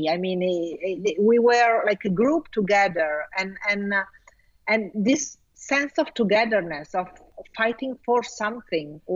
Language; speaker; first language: English; non-native, fluent; Italian